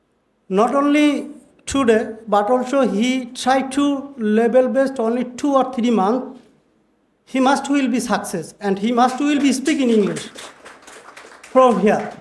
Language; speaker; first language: English; non-native, learner; Bangla